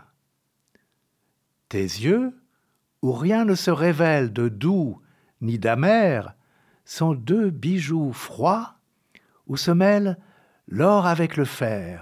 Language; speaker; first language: French; native; French